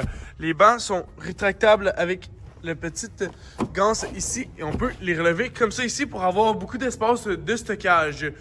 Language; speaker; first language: French; native; French